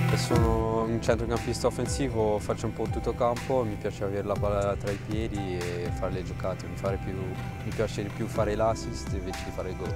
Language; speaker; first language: Italian; non-native, fluent; Dutch